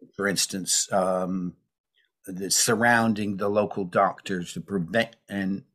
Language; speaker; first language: English; native; English